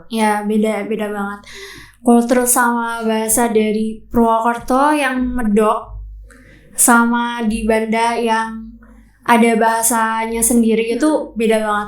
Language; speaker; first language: Indonesian; native; Indonesian